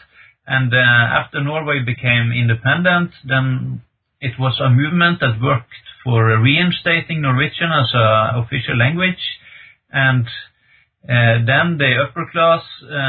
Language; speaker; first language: English; non-native, fluent; Norwegian